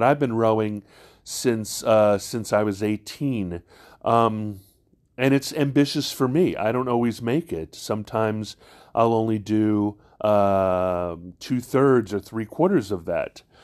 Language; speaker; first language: English; native; English